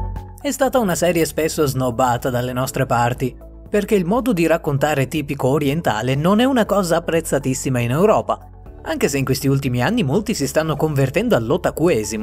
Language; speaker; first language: Italian; native; Italian